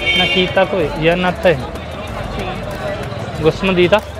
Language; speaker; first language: Filipino; non-native, learner; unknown